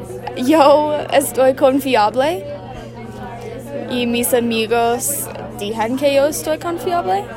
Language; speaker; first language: Spanish; non-native, learner; English